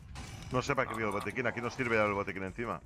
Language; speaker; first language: Spanish; native; Spanish